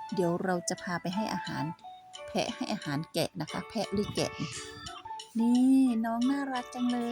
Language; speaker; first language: Thai; native; Thai